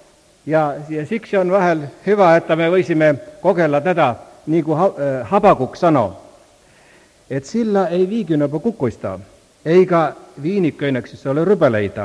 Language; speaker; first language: Finnish; non-native, learner; Estonian